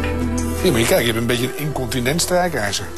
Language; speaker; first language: Dutch; native; Dutch